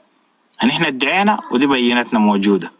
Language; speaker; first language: Arabic; native; Arabic